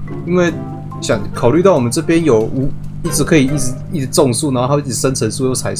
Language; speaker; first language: Chinese; native; Chinese